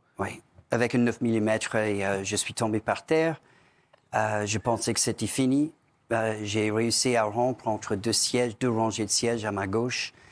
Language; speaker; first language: French; non-native, fluent; English